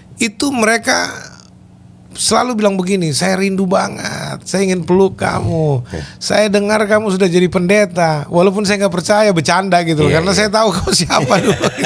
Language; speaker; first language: Indonesian; native; Indonesian